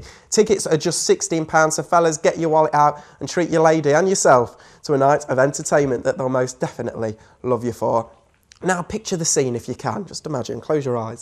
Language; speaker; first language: English; native; English